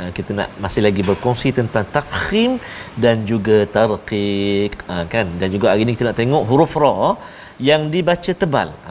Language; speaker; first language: Malay; native; Malay